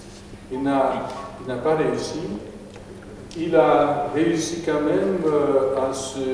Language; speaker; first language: French; non-native, fluent; Romanian